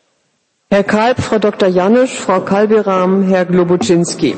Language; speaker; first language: German; native; German